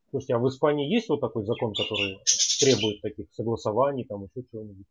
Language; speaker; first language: Russian; native; Russian